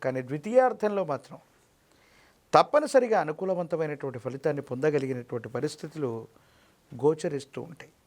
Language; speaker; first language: Telugu; native; Telugu